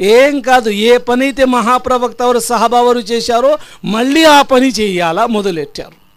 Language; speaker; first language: Telugu; non-native, local second language; Urdu